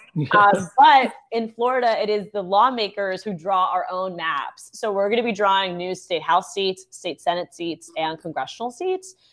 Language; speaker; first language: English; native; English